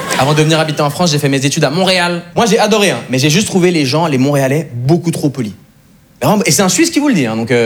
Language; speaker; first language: French; native; French